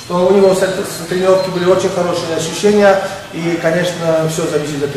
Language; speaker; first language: Russian; non-native, fluent; Slovak